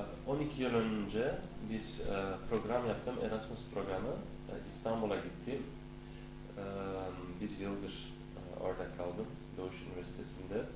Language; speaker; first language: Turkish; non-native, learner; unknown